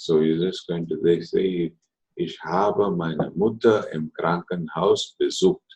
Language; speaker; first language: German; non-native, fluent; Telugu